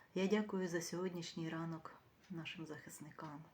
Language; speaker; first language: Ukrainian; native; Ukrainian